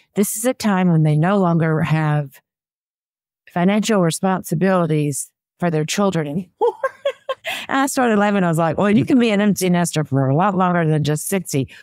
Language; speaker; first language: English; native; English